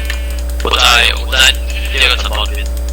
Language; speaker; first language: Chinese; native; Chinese